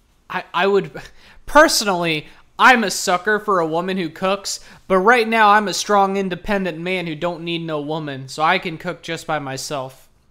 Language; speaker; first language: English; native; English